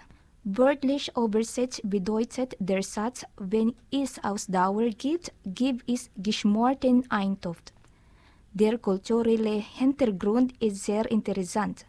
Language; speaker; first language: German; non-native, learner; Filipino